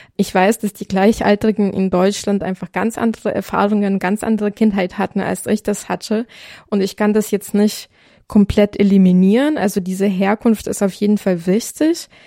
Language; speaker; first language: German; non-native, fluent; Ukrainian